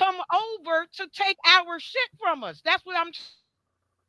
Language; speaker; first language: English; native; English